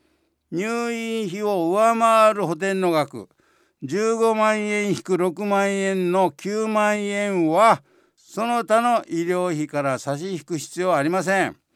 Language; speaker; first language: Japanese; native; Japanese